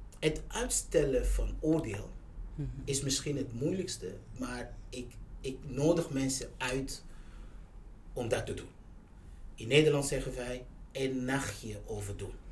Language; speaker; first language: Dutch; non-native, fluent; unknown